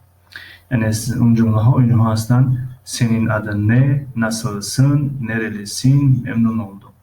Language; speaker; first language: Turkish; non-native, fluent; Tajik